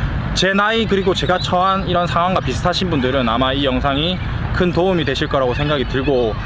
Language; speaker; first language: Korean; native; Korean